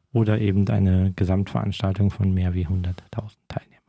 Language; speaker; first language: German; native; German